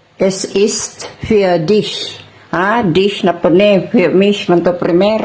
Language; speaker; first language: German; non-native, fluent; Cebuano